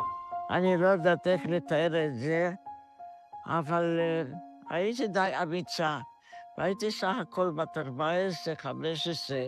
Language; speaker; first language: Hebrew; non-native, fluent; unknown